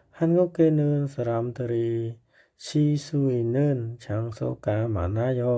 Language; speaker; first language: Korean; non-native, fluent; Khmer